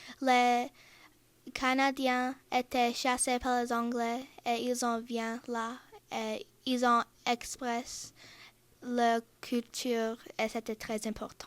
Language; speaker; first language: French; non-native, local second language; English